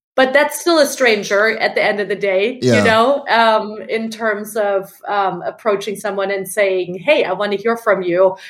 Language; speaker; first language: English; non-native, fluent; German